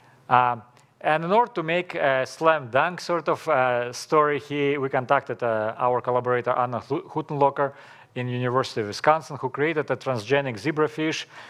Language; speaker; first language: English; non-native, fluent; Russian